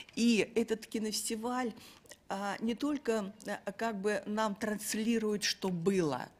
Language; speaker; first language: Russian; native; Russian